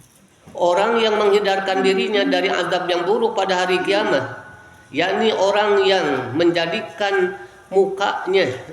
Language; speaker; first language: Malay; non-native, local second language; Sundanese